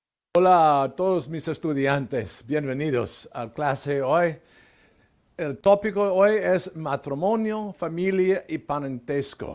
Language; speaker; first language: Spanish; non-native, learner; English